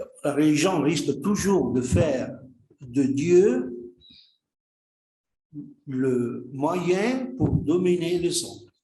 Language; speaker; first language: French; non-native, fluent; Italian